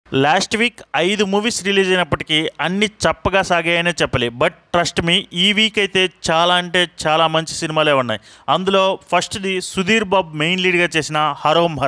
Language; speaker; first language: Telugu; native; Telugu